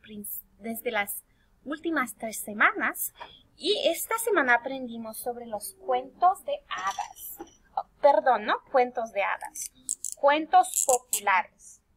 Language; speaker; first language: Spanish; early bilingual, heritage; Spanish